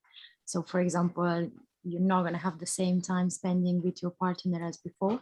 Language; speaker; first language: English; non-native, learner; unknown